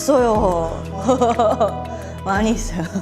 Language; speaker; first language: Korean; non-native, learner; Japanese